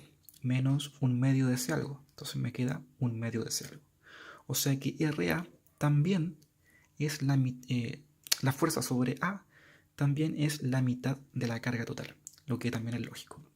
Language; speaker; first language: Spanish; native; Spanish